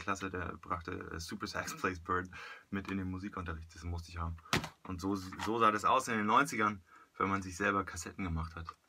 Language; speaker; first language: German; native; German